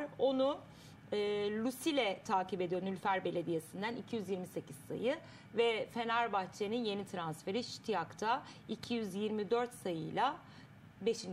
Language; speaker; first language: Turkish; native; Turkish